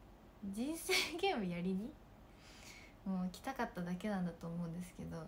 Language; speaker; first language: Japanese; native; Japanese